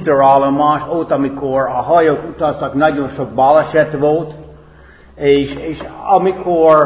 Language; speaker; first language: Hungarian; non-native, fluent; English